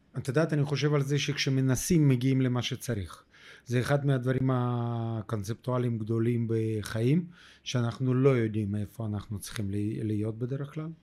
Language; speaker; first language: Hebrew; non-native, fluent; Russian